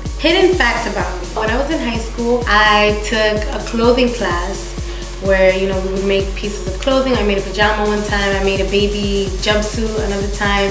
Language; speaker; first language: English; early bilingual, other home language; Spanish